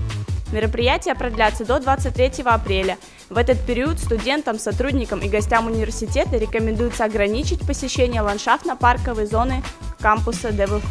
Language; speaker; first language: Russian; native; Russian